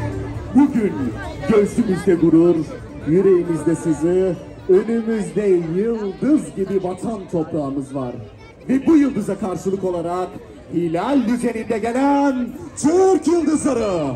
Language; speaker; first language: Turkish; native; Turkish